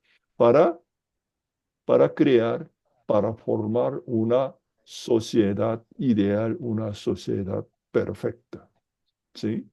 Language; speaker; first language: Spanish; non-native, fluent; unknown